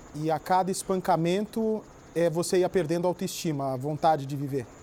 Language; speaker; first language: Portuguese; native; Portuguese